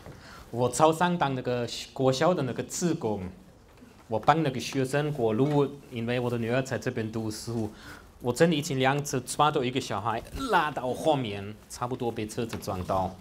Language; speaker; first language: Chinese; non-native, fluent; German